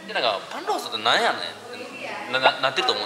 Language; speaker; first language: Japanese; native; Japanese